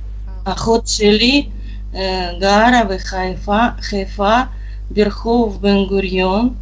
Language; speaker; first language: Hebrew; non-native, learner; Russian